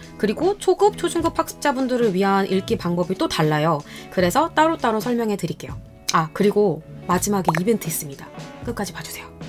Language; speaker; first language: Korean; native; Korean